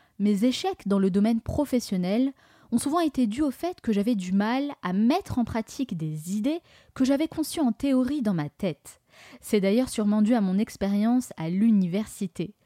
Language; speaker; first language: French; native; French